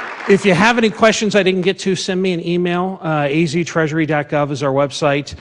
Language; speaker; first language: English; native; English